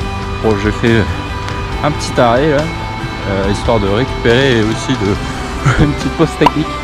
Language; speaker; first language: French; native; French